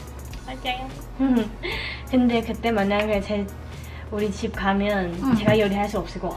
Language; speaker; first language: Korean; non-native, fluent; Chinese